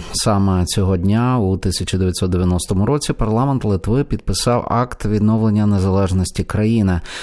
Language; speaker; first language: Ukrainian; native; Ukrainian